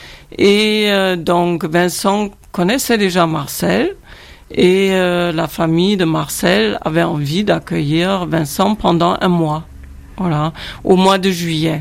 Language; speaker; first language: French; non-native, fluent; German